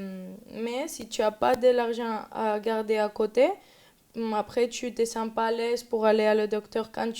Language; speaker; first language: French; non-native, learner; Spanish